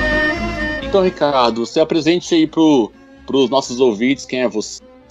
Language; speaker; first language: Portuguese; native; Portuguese